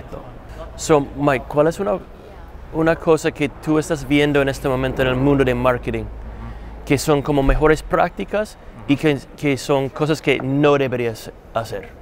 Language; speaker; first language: Spanish; non-native, fluent; English